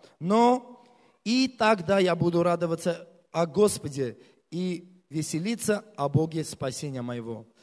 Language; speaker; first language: Russian; non-native, local second language; Armenian